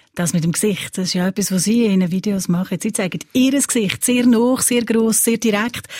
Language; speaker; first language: German; native; German